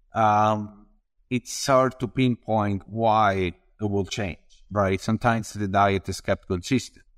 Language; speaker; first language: English; non-native, fluent; Italian